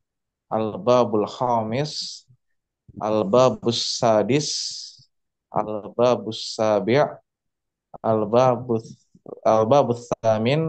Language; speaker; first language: Arabic; non-native, learner; Indonesian